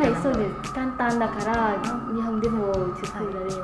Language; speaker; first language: Japanese; non-native, learner; Vietnamese